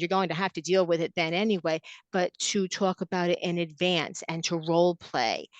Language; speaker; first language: English; native; English